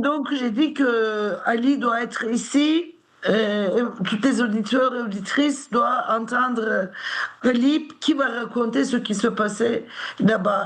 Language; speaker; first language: French; non-native, fluent; Turkish